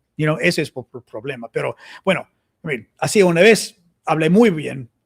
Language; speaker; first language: Spanish; non-native, learner; English